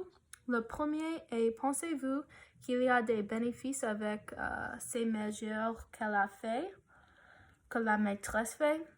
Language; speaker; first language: French; non-native, learner; English